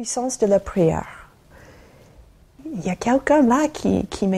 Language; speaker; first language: French; non-native, fluent; English